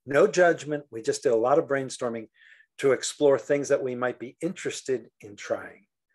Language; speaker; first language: English; native; English